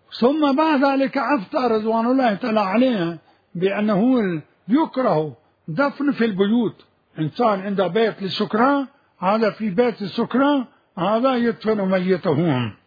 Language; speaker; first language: Arabic; non-native, fluent; Urdu